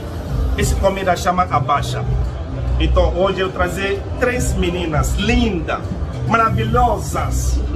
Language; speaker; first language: Portuguese; non-native, learner; Igbo